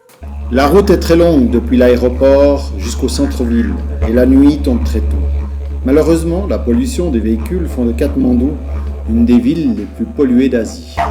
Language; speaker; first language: French; native; French